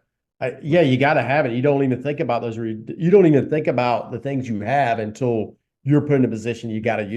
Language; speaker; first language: English; native; English